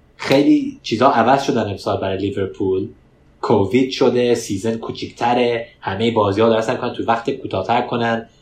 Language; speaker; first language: Persian; early bilingual, heritage; Persian